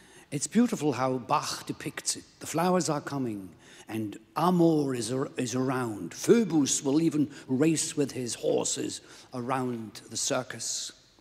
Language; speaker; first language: English; non-native, fluent; Swiss German